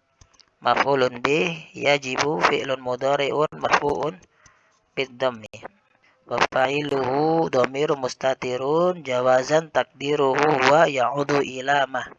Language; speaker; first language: Arabic; non-native, fluent; Indonesian